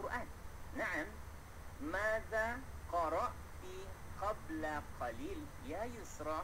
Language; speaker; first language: Arabic; non-native, fluent; Malay